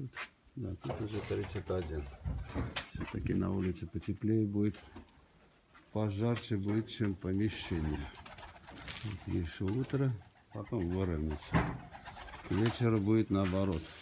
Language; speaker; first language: Russian; native; Russian